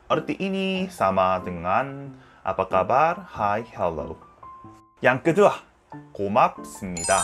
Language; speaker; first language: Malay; non-native, learner; Korean